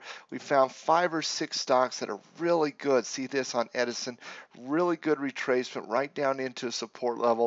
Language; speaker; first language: English; native; English